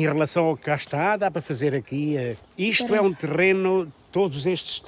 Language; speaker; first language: Portuguese; native; Portuguese